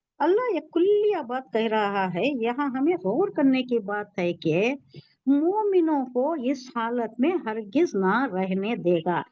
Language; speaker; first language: Urdu; native; Urdu